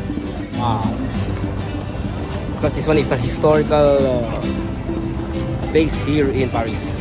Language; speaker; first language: English; non-native, local second language; Filipino